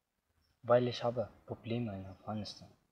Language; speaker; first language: German; non-native, learner; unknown